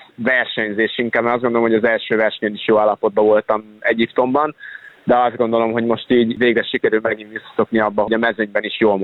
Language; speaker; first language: Hungarian; native; Hungarian